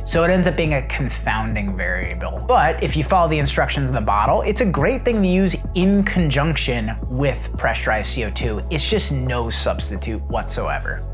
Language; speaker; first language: English; native; English